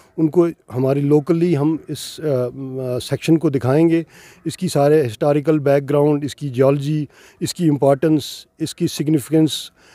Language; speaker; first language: Urdu; non-native, local second language; Kashmiri